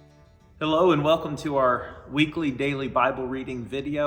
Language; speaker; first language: English; native; English